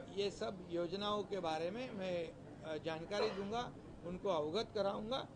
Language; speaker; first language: Hindi; non-native, local second language; Marathi